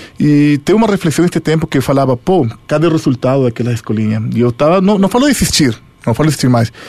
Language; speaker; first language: Portuguese; non-native, fluent; Spanish